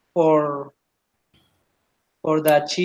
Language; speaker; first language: English; non-native, learner; Spanish